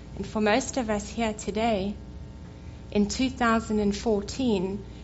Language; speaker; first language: English; native; English